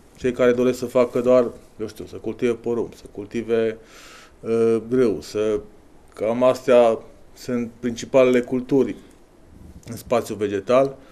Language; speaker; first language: Romanian; native; Romanian